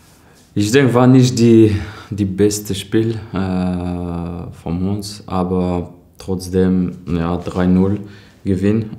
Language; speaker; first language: German; non-native, learner; French